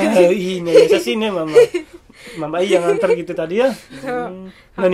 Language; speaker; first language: Indonesian; native; Indonesian